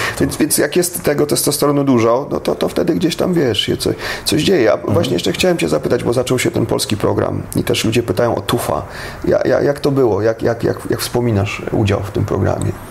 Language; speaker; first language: Polish; native; Polish